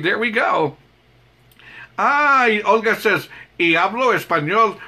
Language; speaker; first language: Spanish; non-native, learner; English